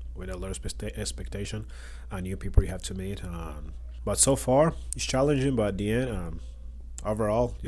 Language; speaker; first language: English; non-native, learner; Spanish